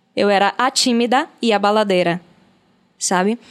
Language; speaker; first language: Portuguese; native; Portuguese